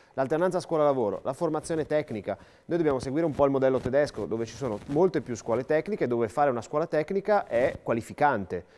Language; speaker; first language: Italian; native; Italian